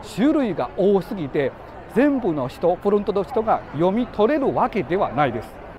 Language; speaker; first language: Japanese; non-native, fluent; Chinese